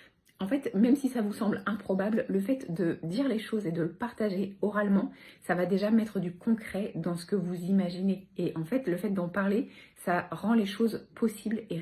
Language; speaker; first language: French; native; French